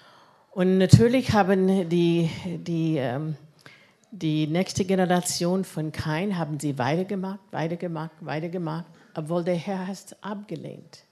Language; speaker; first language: German; non-native, fluent; English